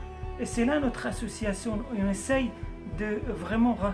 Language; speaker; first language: French; non-native, fluent; Arabic